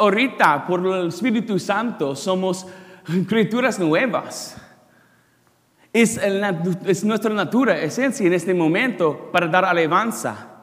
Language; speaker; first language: Spanish; non-native, learner; English